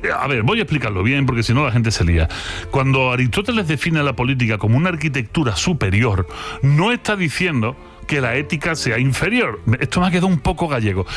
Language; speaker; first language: Spanish; native; Spanish